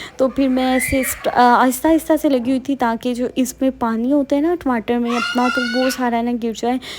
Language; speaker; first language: Urdu; native; Urdu